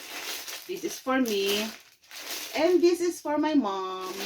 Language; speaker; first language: English; non-native, local second language; Filipino